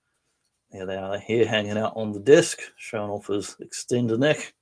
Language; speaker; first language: English; native; English